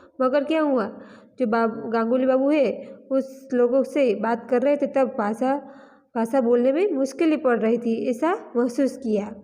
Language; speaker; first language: Hindi; non-native, local second language; Gujarati